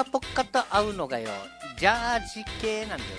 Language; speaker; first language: Japanese; native; Japanese